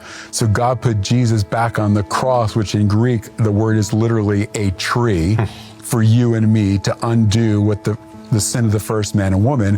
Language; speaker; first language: English; native; English